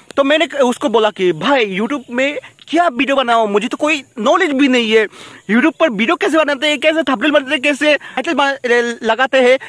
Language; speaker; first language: Hindi; non-native, local second language; Bangla